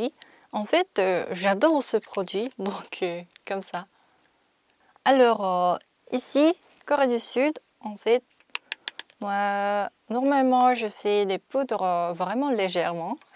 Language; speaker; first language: French; non-native, fluent; Korean